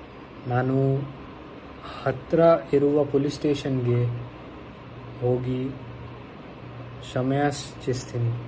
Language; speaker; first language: Kannada; non-native, learner; Hindi